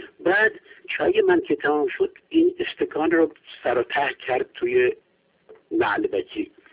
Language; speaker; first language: Persian; non-native, local second language; Kurdish